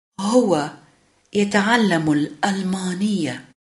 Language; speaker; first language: Arabic; non-native, fluent; Bosnian